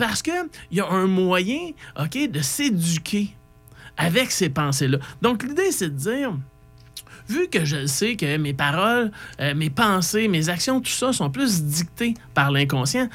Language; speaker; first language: French; native; French